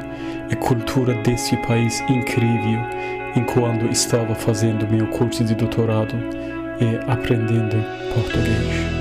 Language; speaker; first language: Portuguese; non-native, fluent; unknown